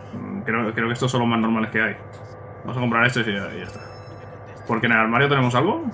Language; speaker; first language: Spanish; native; Spanish